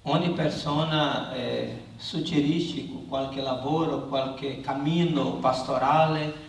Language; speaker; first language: Italian; non-native, learner; Portuguese